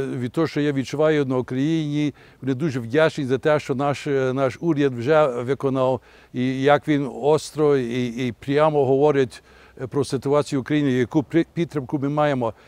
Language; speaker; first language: Ukrainian; early bilingual, heritage; Ukrainian